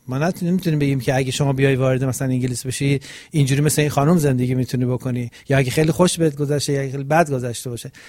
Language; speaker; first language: Persian; native; Persian